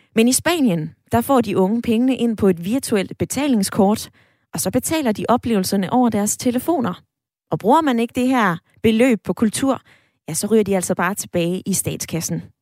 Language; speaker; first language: Danish; native; Danish